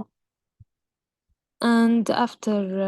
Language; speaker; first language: English; non-native, learner; Arabic